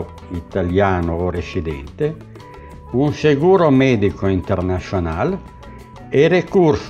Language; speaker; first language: Portuguese; non-native, learner; Italian